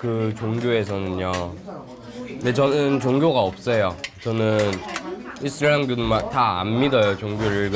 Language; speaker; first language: Korean; early bilingual, other home language; Urdu